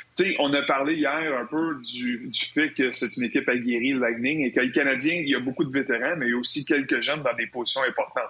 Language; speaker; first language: French; native; French